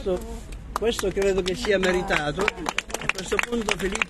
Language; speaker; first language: Italian; native; Italian